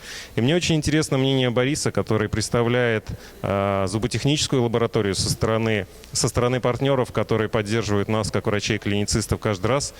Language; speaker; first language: Russian; native; Russian